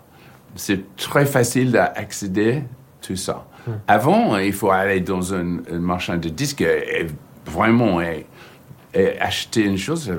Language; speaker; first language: French; non-native, learner; English